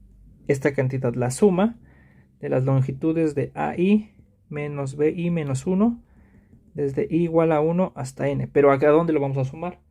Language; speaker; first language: Spanish; native; Spanish